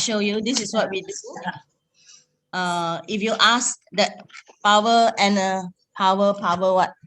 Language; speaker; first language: English; non-native, local second language; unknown